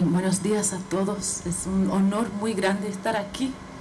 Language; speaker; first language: Spanish; non-native, fluent; English